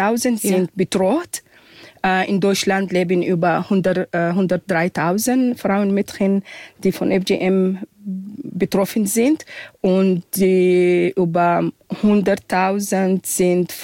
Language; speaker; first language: German; non-native, fluent; Arabic